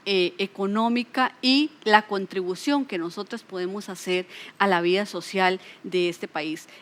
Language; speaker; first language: Spanish; native; Spanish